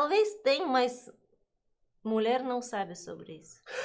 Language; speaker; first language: Portuguese; non-native, learner; Russian